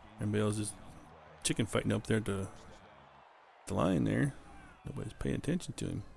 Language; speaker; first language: English; native; English